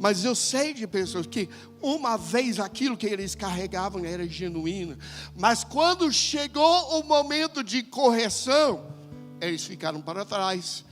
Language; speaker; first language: Portuguese; non-native, fluent; English